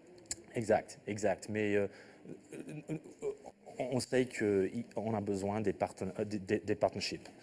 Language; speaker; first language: French; non-native, fluent; English